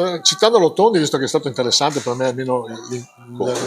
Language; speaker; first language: Italian; native; Italian